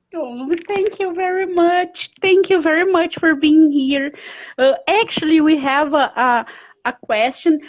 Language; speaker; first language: English; non-native, fluent; Portuguese